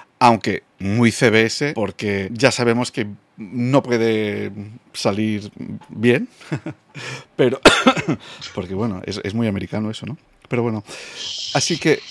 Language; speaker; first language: Spanish; non-native, fluent; English